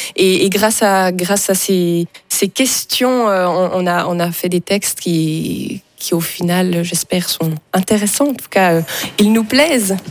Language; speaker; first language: French; native; French